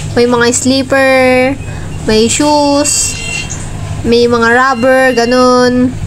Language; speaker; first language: Filipino; non-native, local second language; Iloko